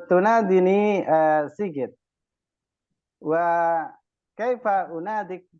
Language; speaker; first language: Arabic; non-native, learner; Indonesian